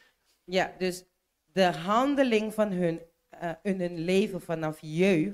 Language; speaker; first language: Dutch; non-native, learner; Papiamento